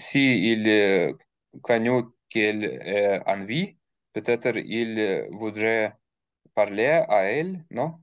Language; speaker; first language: French; non-native, learner; Russian